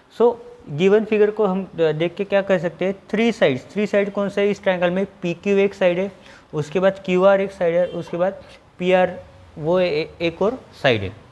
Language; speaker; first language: Hindi; non-native, local second language; Marathi